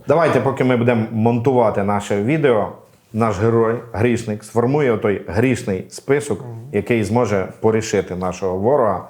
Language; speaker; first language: Ukrainian; native; Ukrainian